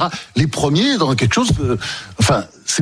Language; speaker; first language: French; native; French